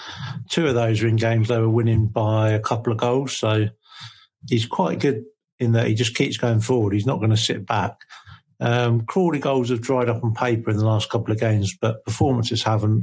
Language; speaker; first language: English; native; English